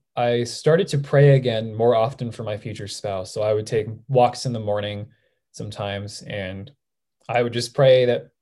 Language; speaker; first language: English; native; English